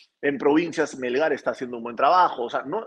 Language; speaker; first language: Spanish; native; Spanish